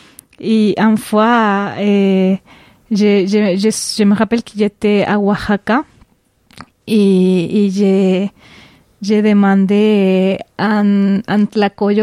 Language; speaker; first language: French; non-native, fluent; Spanish